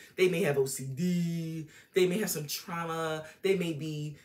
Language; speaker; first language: English; native; English